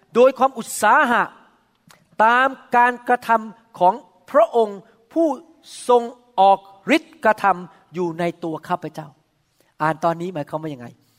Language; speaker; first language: Thai; native; Thai